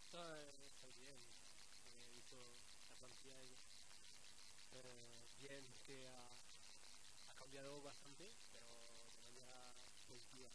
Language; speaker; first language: Spanish; non-native, fluent; French